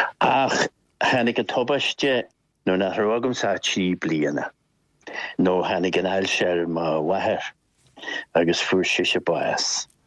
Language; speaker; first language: Irish; non-native, local second language; English